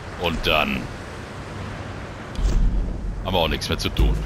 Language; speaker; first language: German; native; German